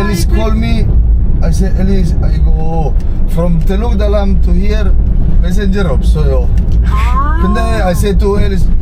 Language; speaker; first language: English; non-native, learner; Indonesian